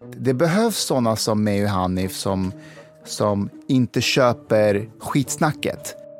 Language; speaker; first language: Swedish; early bilingual, other home language; Persian